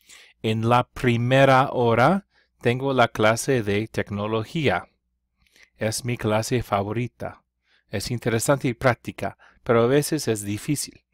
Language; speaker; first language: Spanish; non-native, fluent; English